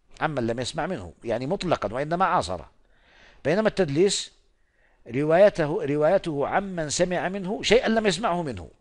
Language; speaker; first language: Arabic; non-native, fluent; Oromo